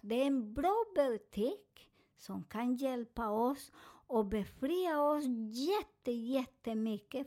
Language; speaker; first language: Swedish; non-native, fluent; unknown